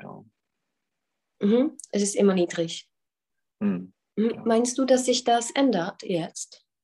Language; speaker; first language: German; non-native, fluent; Czech